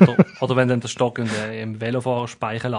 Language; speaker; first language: German; native; German